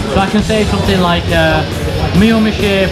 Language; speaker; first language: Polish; non-native, learner; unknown